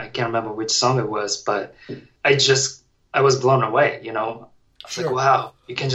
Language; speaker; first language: English; non-native, fluent; Japanese